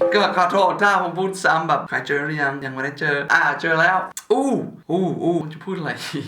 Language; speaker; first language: Thai; non-native, fluent; English